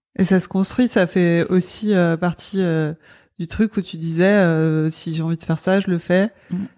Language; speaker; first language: French; native; French